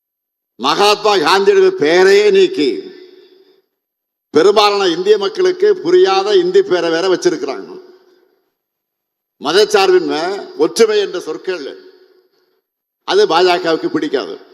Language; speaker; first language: Tamil; native; Tamil